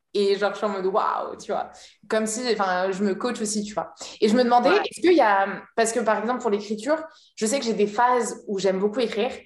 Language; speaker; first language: French; native; French